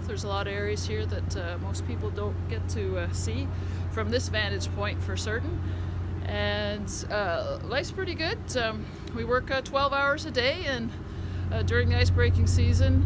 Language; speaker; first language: English; native; English